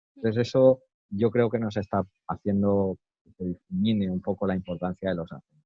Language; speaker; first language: Spanish; native; Spanish